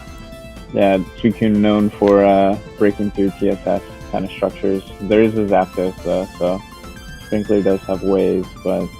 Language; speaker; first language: English; native; English